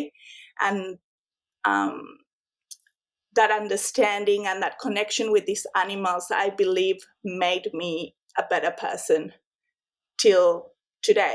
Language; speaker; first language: English; non-native, fluent; Spanish